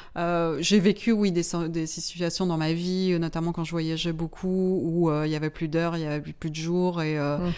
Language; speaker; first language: French; native; French